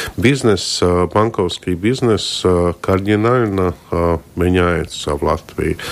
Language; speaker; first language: Russian; non-native, local second language; Latvian